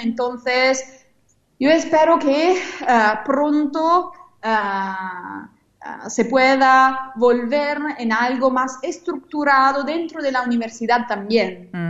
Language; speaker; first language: Spanish; non-native, fluent; Italian